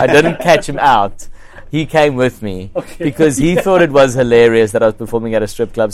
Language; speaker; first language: English; non-native, local second language; Afrikaans